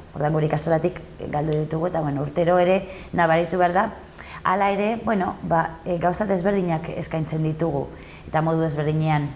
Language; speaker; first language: Basque; non-native, local second language; Spanish